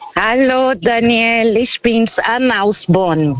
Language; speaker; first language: German; non-native, fluent; Portuguese